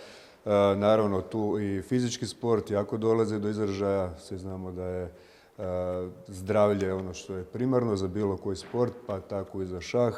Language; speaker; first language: Croatian; native; Croatian